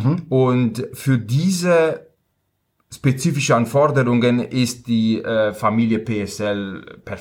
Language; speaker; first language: German; non-native, fluent; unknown